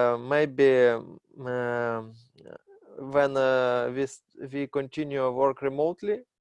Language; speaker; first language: English; non-native, learner; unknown